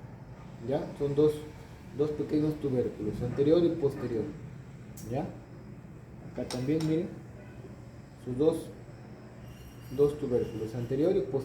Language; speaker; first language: Spanish; native; Spanish